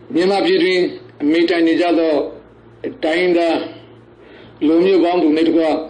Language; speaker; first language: Burmese; non-native, local second language; Rohingya